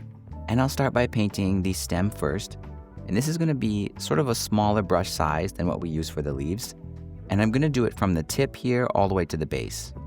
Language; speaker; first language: English; native; English